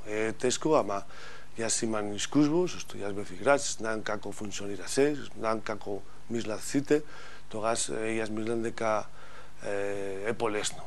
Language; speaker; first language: Macedonian; non-native, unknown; Spanish